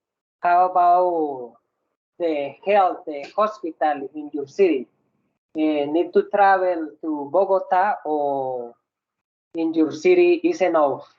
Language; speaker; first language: English; non-native, learner; Spanish